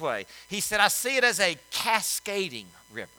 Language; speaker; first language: English; native; English